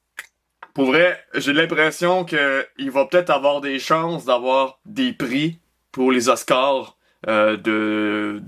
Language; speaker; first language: French; native; French